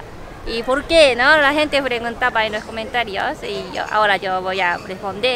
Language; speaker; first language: Spanish; non-native, learner; Japanese